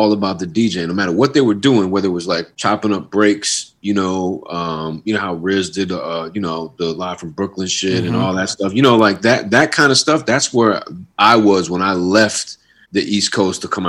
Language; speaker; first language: English; native; English